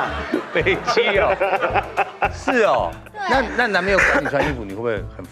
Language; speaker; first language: Chinese; native; Chinese